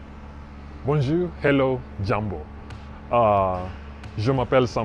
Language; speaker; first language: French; non-native, fluent; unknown